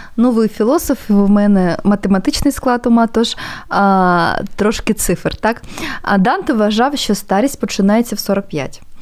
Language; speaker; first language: Ukrainian; native; Ukrainian